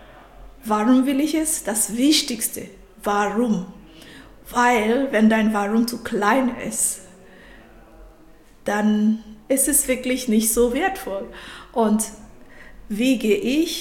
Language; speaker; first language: German; non-native, fluent; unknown